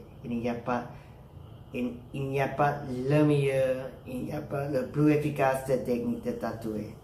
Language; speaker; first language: French; non-native, learner; Thai